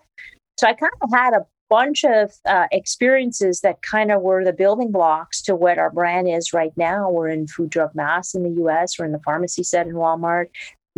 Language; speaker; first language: English; non-native, fluent; French